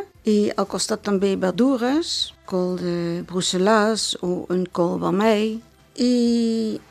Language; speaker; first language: Catalan; non-native, learner; Dutch